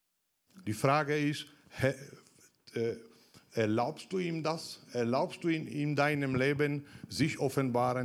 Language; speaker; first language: German; non-native, fluent; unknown